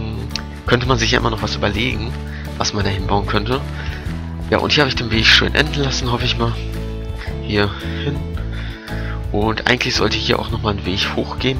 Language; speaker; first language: German; native; German